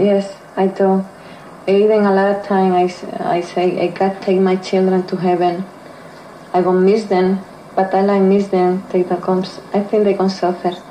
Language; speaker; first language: English; non-native, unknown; Spanish